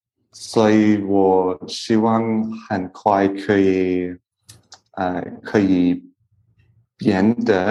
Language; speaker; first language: Chinese; non-native, learner; English